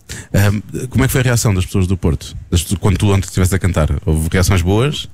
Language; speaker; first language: Portuguese; native; Portuguese